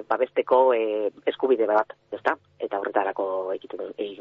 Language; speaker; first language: Basque; non-native, local second language; Spanish